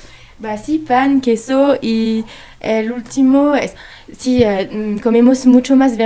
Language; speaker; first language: Spanish; non-native, learner; French